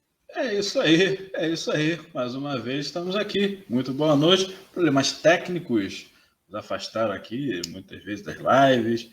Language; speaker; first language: Portuguese; native; Portuguese